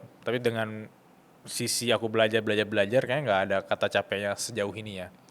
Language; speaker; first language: Indonesian; native; Indonesian